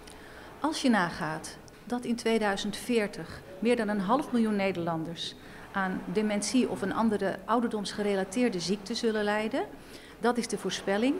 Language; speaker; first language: Dutch; native; Dutch